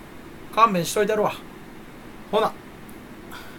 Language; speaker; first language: Japanese; native; Japanese